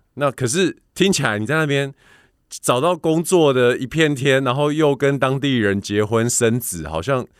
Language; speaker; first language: Chinese; native; Chinese